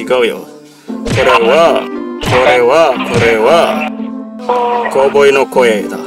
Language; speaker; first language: Japanese; non-native, learner; Indonesian